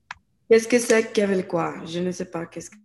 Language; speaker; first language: French; non-native, learner; English